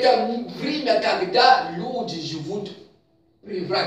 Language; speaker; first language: Russian; non-native, fluent; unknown